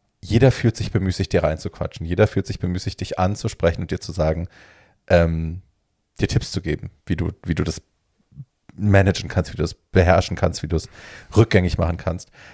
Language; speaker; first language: German; native; German